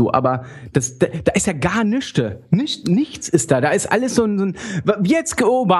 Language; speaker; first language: German; native; German